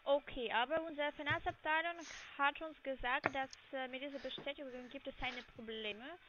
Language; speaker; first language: German; non-native, learner; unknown